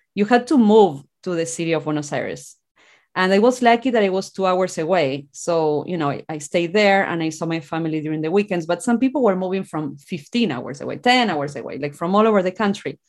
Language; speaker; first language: English; non-native, fluent; Spanish